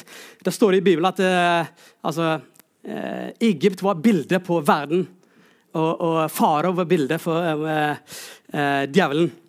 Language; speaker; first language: Norwegian; non-native, fluent; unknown